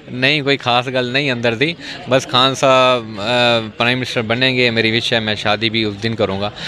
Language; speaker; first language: Urdu; non-native, local second language; Punjabi